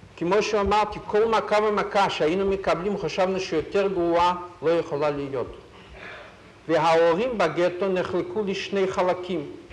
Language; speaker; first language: Hebrew; non-native, fluent; Yiddish